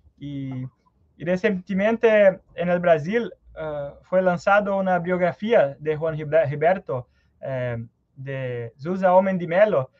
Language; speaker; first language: Spanish; non-native, learner; Portuguese